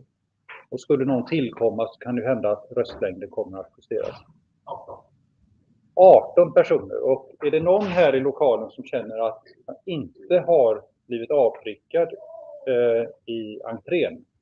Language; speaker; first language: Swedish; native; Swedish